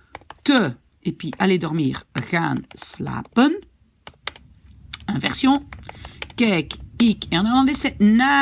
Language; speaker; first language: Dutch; non-native, fluent; French